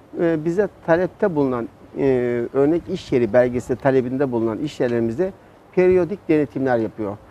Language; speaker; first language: Turkish; native; Turkish